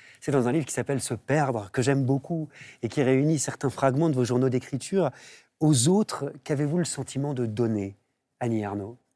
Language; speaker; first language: French; native; French